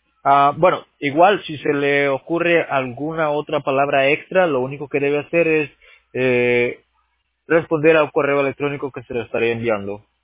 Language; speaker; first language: Spanish; native; Spanish